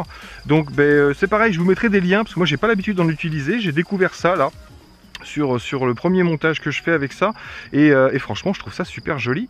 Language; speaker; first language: French; native; French